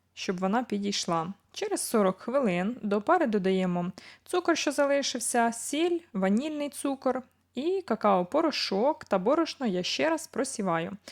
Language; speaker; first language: Ukrainian; native; Ukrainian